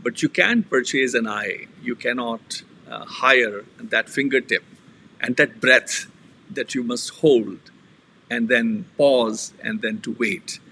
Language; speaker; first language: English; non-native, local second language; Punjabi